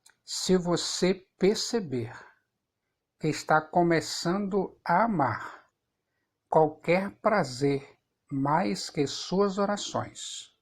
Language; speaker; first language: Portuguese; native; Portuguese